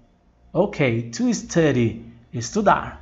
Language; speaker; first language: English; non-native, fluent; Portuguese